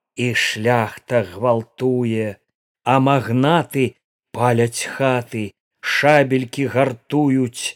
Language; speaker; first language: Belarusian; native; Belarusian